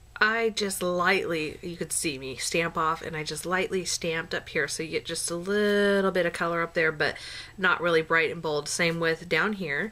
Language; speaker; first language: English; native; English